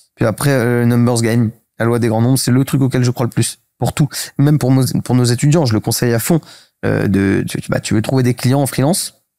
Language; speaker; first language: French; native; French